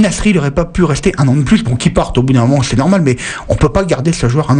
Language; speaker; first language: French; native; French